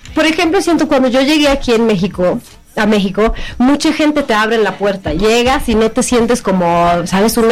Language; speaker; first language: Spanish; non-native, fluent; Swedish